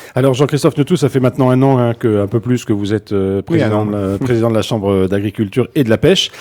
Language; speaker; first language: French; native; French